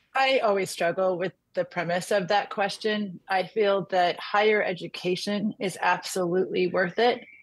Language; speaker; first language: English; native; English